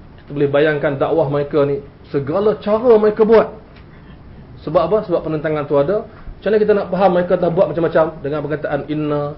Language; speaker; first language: Malay; native; Malay